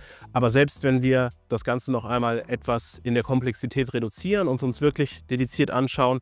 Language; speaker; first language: German; native; German